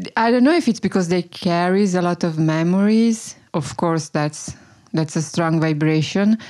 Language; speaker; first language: English; non-native, fluent; Italian